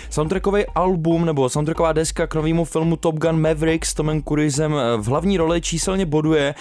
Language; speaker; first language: Czech; native; Czech